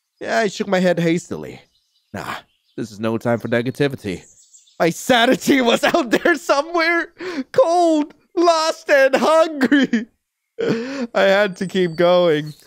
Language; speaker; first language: English; native; English